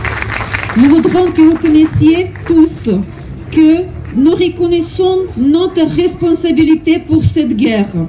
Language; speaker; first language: French; non-native, learner; Russian